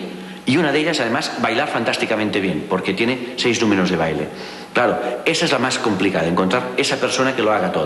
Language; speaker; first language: Spanish; native; Spanish